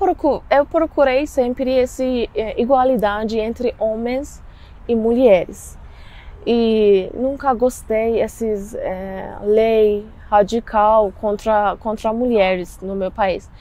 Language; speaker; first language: Portuguese; non-native, learner; Persian